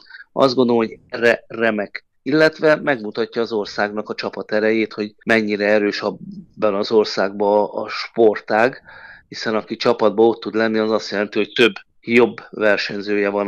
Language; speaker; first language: Hungarian; native; Hungarian